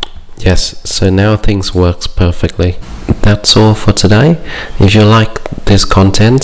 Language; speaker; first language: English; non-native, fluent; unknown